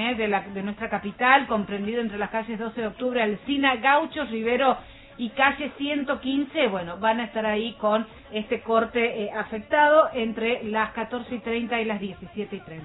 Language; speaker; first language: Spanish; native; Spanish